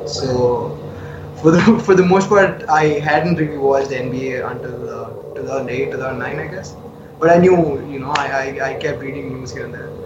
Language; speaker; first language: English; non-native, local second language; Telugu